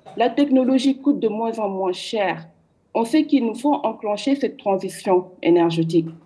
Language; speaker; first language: French; non-native, local second language; Wolof